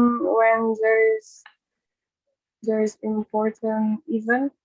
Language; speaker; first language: English; non-native, learner; Indonesian